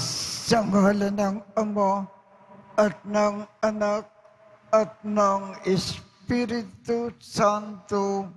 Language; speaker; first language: Filipino; native; Filipino